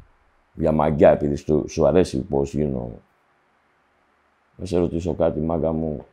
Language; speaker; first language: Greek; early bilingual, heritage; Greek